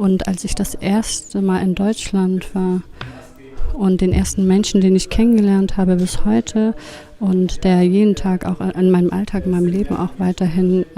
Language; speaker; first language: German; non-native, fluent; Kurdish